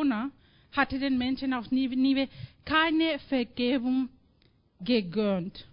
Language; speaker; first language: German; non-native, fluent; Spanish